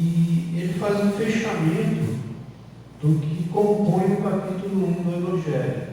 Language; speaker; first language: Portuguese; native; Portuguese